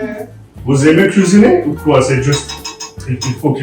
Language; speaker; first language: French; non-native, learner; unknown